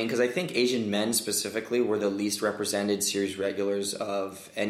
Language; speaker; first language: English; native; English